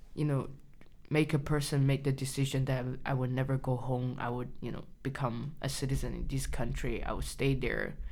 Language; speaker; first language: English; non-native, learner; Chinese